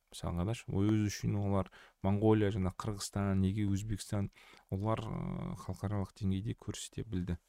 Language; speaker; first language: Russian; non-native, local second language; Kazakh